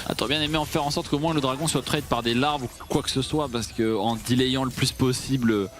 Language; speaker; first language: French; native; French